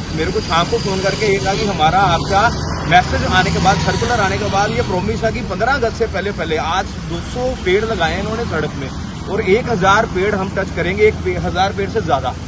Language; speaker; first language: Hindi; non-native, local second language; Punjabi